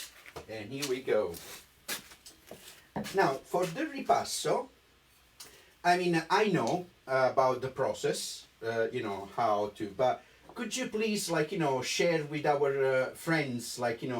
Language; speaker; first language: English; non-native, fluent; Italian